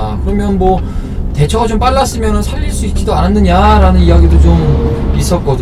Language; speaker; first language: Korean; native; Korean